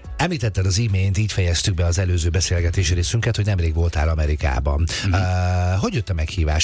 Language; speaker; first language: Hungarian; native; Hungarian